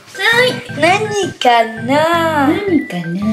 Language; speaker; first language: Japanese; early bilingual, heritage; Japanese